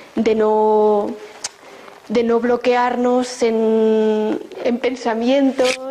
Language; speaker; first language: Spanish; native; Spanish